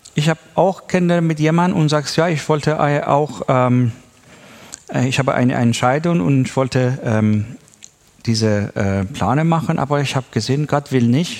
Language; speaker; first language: German; non-native, learner; Persian